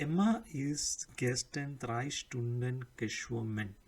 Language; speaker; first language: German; non-native, learner; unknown